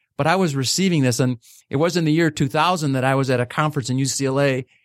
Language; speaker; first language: English; native; English